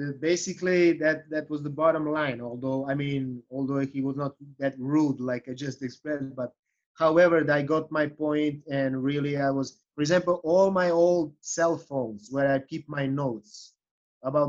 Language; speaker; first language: English; non-native, fluent; Serbian